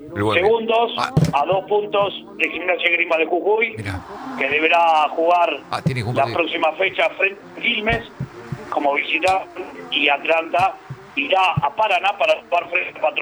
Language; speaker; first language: Spanish; native; Spanish